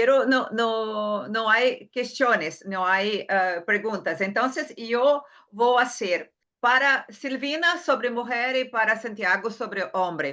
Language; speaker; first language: Spanish; non-native, learner; Portuguese